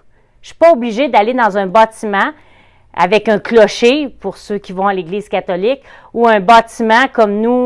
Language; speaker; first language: French; native; French